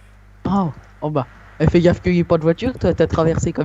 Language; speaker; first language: French; native; French